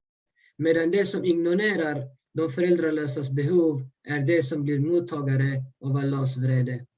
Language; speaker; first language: Swedish; early bilingual, other home language; Urdu